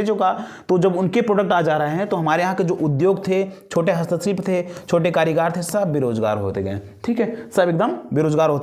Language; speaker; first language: Hindi; native; Hindi